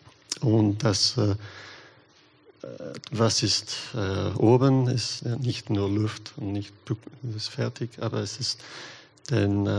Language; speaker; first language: German; non-native, learner; English